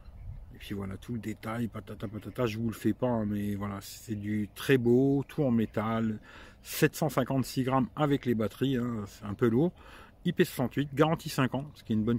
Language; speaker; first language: French; native; French